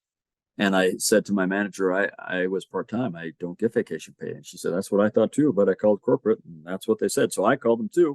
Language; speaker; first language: English; native; English